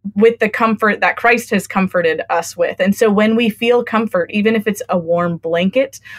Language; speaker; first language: English; native; English